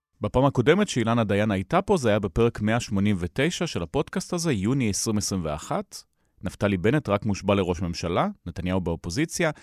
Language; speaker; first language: Hebrew; native; Hebrew